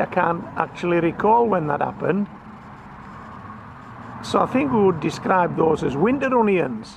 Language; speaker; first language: English; native; English